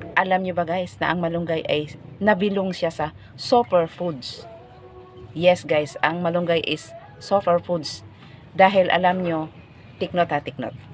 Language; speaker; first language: Filipino; non-native, local second language; Cebuano